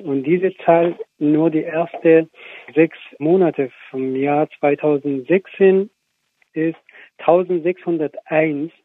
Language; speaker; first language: German; non-native, fluent; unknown